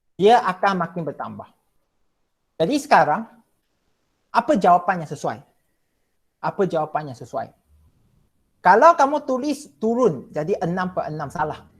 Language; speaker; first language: Malay; non-native, local second language; Chinese